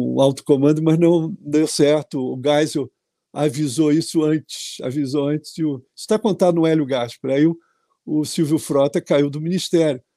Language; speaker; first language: Portuguese; native; Portuguese